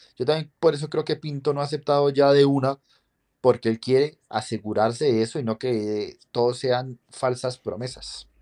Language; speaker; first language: Spanish; native; Spanish